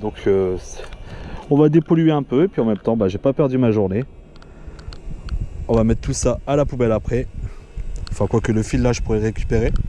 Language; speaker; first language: French; native; French